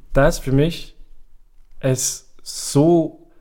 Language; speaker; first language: German; non-native, fluent; French